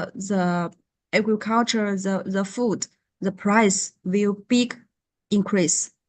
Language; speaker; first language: English; non-native, learner; Chinese